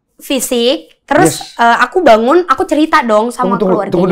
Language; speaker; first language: Indonesian; native; Indonesian